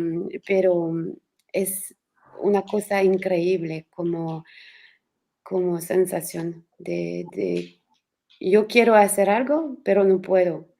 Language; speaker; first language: Spanish; non-native, learner; French